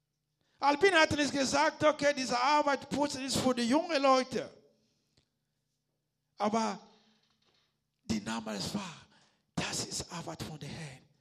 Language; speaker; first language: German; non-native, learner; Lingala